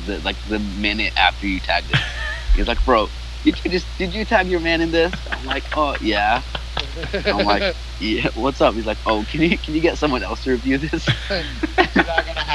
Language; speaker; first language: English; non-native, fluent; Arabic